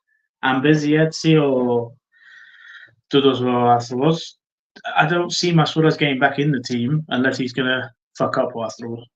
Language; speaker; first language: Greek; early bilingual, heritage; Greek